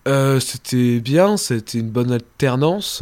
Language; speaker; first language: French; native; French